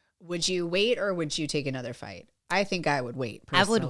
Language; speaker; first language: English; native; English